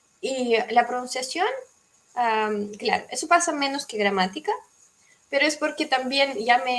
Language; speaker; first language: Spanish; non-native, fluent; Russian